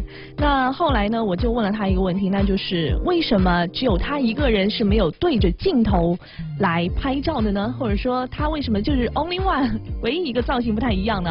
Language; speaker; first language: Chinese; native; Chinese